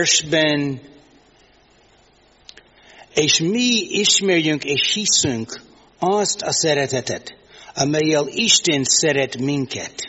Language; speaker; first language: Hungarian; non-native, fluent; English